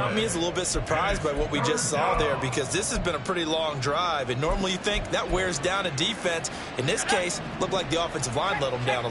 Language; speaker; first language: English; native; English